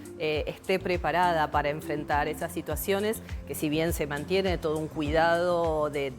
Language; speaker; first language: Spanish; native; Spanish